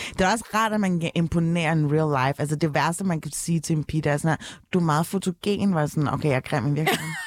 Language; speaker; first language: Danish; early bilingual, other home language; Turkish